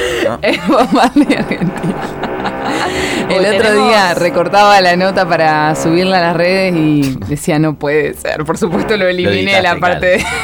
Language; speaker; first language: Spanish; native; Spanish